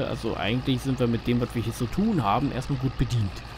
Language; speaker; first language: German; native; German